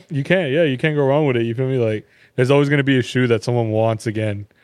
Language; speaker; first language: English; native; English